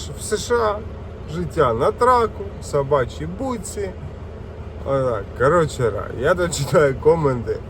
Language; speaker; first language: Ukrainian; non-native, local second language; Russian